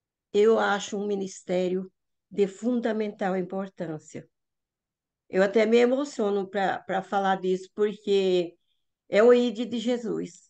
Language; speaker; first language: Portuguese; native; Portuguese